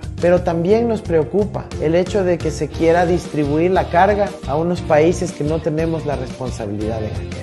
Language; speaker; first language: Spanish; native; Spanish